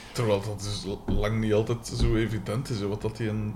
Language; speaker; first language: Dutch; native; Dutch